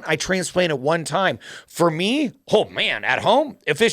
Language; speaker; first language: English; native; English